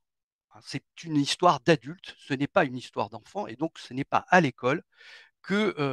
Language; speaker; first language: French; native; French